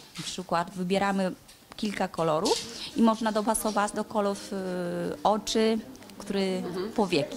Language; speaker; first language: Polish; non-native, learner; Vietnamese